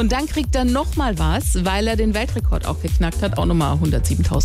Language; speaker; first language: German; native; German